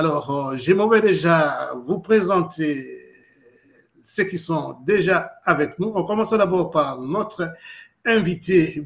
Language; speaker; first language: French; non-native, local second language; Lingala